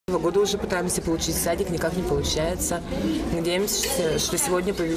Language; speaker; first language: Russian; native; Russian